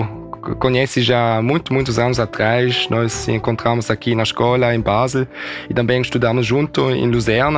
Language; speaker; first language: Portuguese; early bilingual, heritage; German